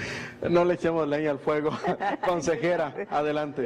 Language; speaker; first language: Spanish; native; Spanish